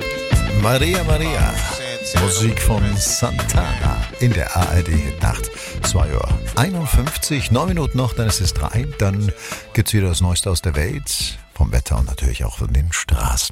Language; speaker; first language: German; native; German